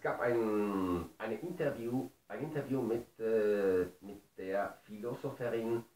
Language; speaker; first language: German; non-native, fluent; Spanish